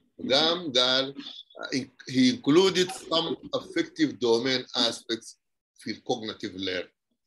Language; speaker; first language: English; non-native, fluent; Arabic